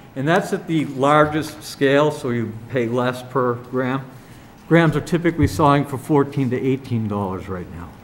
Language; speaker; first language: English; native; English